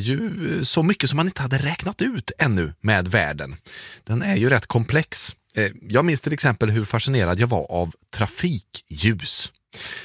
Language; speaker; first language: Swedish; native; Swedish